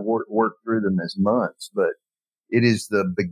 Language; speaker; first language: English; native; English